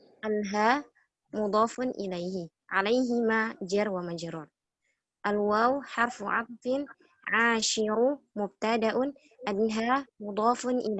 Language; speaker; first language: Arabic; non-native, learner; Indonesian